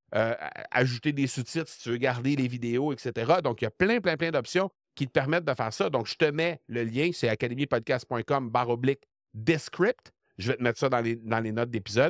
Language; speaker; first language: French; native; French